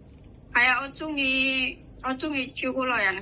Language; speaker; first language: Cantonese; non-native, learner; Indonesian